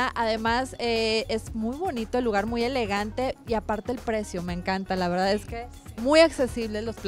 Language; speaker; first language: Spanish; native; Spanish